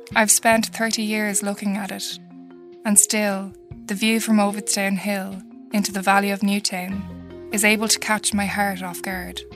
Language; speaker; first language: English; native; English